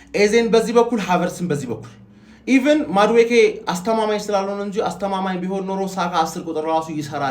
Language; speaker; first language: Amharic; native; Amharic